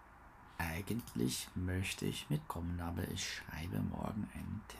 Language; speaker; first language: German; non-native, learner; English